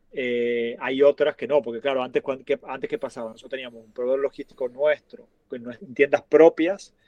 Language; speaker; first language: Spanish; native; Spanish